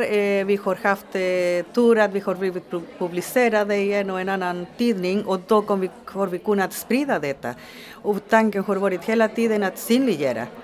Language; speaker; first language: Swedish; non-native, fluent; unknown